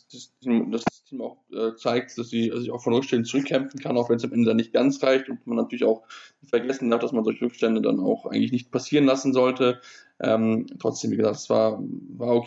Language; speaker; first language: German; native; German